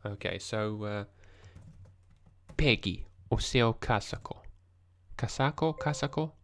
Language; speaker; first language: Portuguese; non-native, learner; English